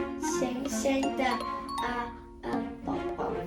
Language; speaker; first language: Chinese; early bilingual, heritage; Chinese